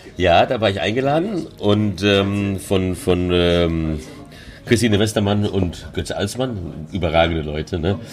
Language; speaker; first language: German; early bilingual, other home language; Hungarian